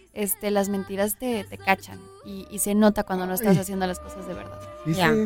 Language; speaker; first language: Spanish; native; Spanish